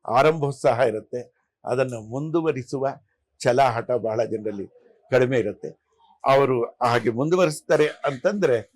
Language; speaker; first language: Kannada; non-native, local second language; Telugu